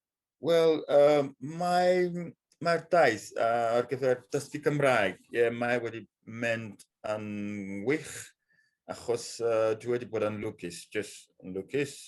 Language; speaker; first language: Welsh; non-native, fluent; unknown